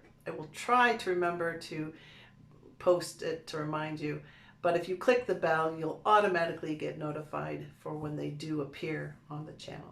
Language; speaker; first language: English; native; English